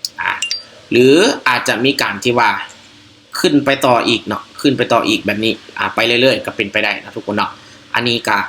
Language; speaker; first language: Thai; non-native, local second language; Northeastern Thai